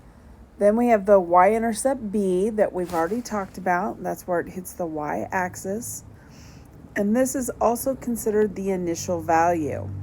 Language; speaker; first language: English; native; English